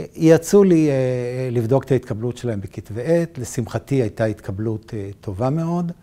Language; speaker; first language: Hebrew; native; Hebrew